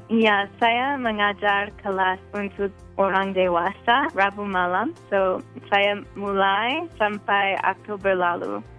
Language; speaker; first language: Indonesian; non-native, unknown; English